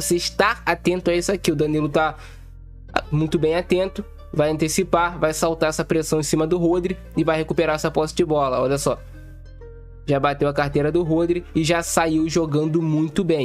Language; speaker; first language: Portuguese; native; Portuguese